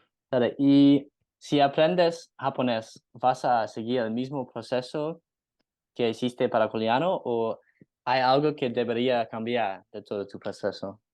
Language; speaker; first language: Spanish; non-native, learner; English